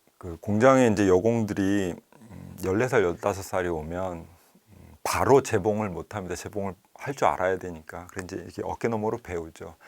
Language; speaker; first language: Korean; native; Korean